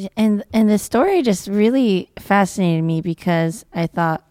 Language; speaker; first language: English; native; English